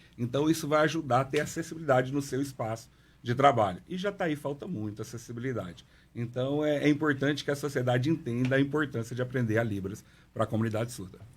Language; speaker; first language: Portuguese; non-native, local second language; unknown